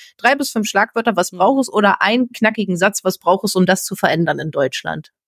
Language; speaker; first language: German; native; German